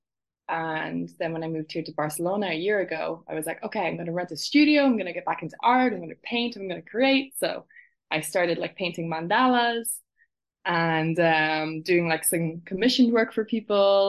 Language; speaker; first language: English; native; English